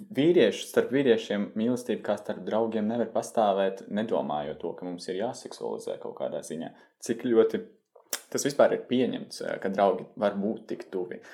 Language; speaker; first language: Latvian; native; Latvian